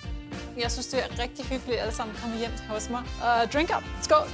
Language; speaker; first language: Danish; native; Danish